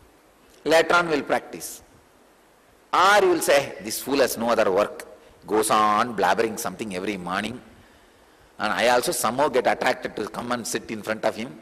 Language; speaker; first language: English; non-native, local second language; Tamil